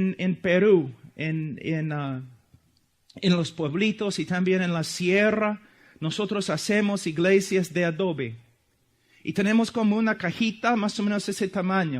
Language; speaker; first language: Spanish; non-native, fluent; English